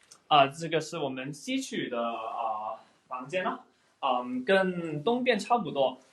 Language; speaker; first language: Chinese; early bilingual, heritage; Chinese